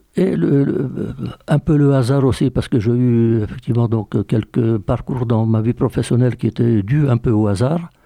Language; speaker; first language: French; early bilingual, other home language; Polish